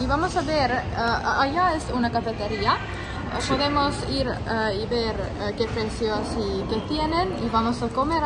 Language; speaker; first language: Spanish; non-native, learner; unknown